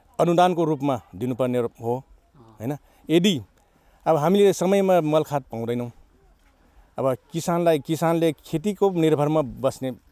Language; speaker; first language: Nepali; non-native, local second language; Rana Tharu